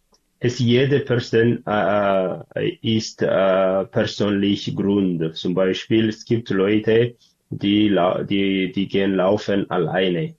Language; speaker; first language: German; non-native, learner; Tigrinya